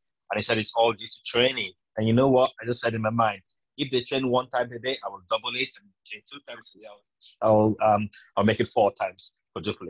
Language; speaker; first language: English; non-native, local second language; Yoruba